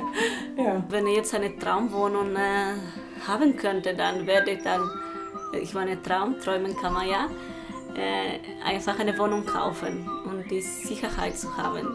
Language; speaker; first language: German; non-native, learner; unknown